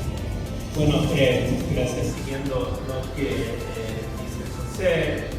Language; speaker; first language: Spanish; non-native, fluent; English